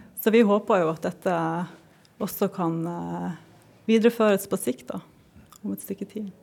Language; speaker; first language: Norwegian; native; Norwegian